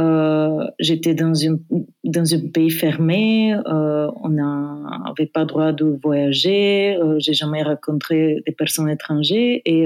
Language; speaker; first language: French; non-native, fluent; Bulgarian